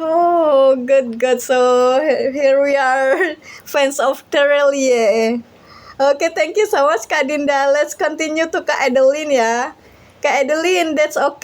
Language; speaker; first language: English; non-native, learner; Indonesian